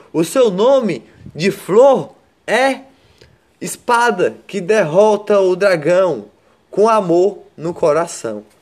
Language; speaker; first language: Portuguese; native; Portuguese